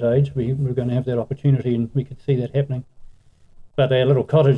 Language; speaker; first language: English; native; English